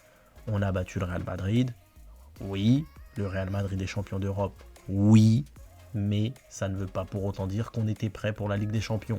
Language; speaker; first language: French; native; French